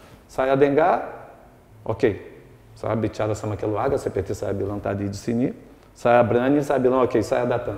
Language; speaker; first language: Indonesian; non-native, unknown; Portuguese